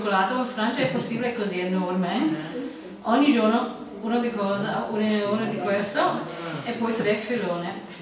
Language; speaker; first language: Italian; non-native, learner; English